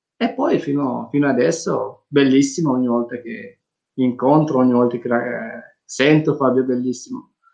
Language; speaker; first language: Italian; non-native, fluent; Persian